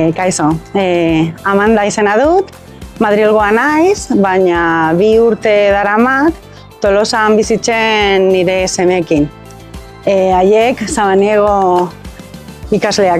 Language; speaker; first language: Basque; non-native, learner; Spanish